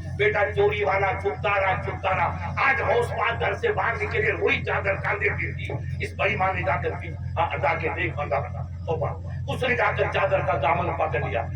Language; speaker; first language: Urdu; non-native, local second language; Marwari